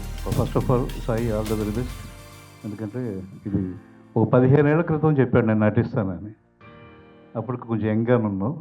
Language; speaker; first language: Telugu; native; Telugu